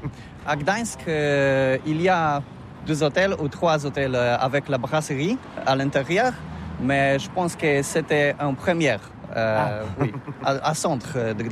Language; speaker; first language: French; non-native, learner; Polish